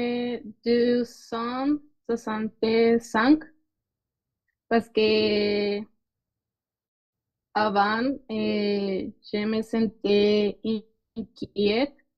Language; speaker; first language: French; non-native, learner; Spanish